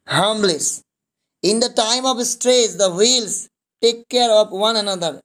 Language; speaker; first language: English; non-native, local second language; Bangla